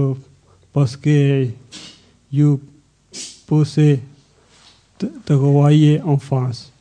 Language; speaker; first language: French; non-native, learner; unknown